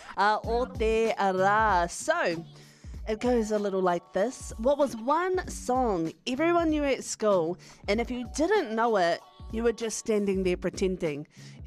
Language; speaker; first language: English; native; English